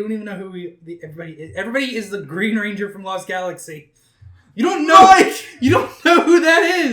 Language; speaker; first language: English; native; English